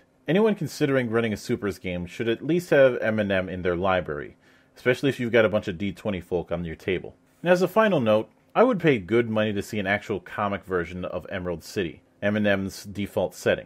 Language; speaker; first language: English; native; English